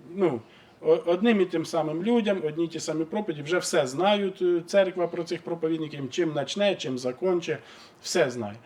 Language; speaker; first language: Ukrainian; native; Ukrainian